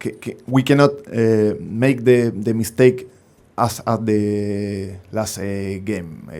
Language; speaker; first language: English; non-native, learner; Spanish